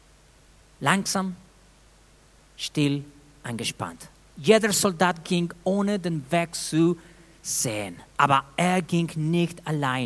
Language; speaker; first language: German; non-native, fluent; Spanish